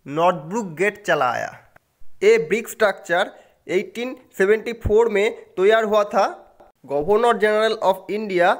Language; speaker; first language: Hindi; non-native, local second language; Bangla